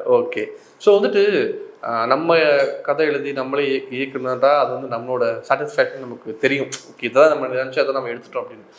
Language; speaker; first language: Tamil; native; Tamil